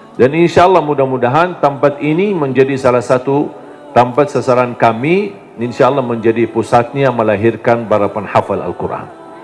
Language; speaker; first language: Indonesian; non-native, fluent; Arabic